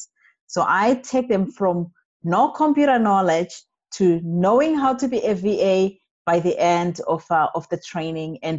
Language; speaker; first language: English; non-native, local second language; Shona